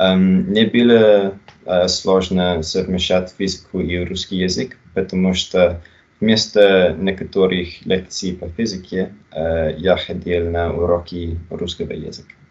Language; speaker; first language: Russian; non-native, learner; English